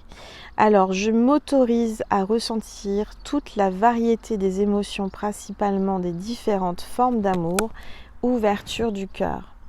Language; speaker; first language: French; native; French